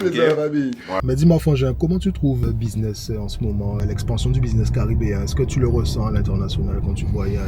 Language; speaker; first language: French; native; French